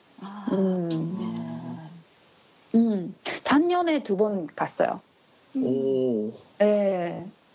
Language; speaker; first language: Korean; non-native, learner; Japanese